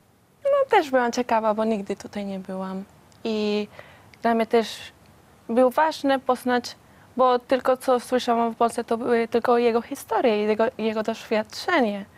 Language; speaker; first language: Polish; non-native, learner; Spanish